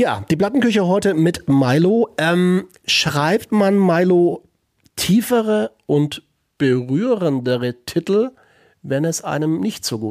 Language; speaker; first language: German; native; German